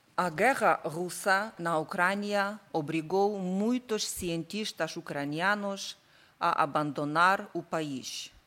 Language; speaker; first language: Portuguese; non-native, learner; Ukrainian